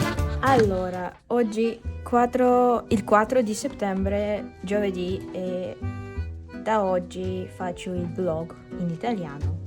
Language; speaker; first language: Italian; non-native, learner; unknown